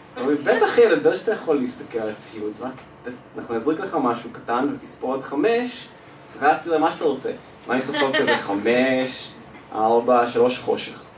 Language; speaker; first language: Hebrew; early bilingual, other home language; Russian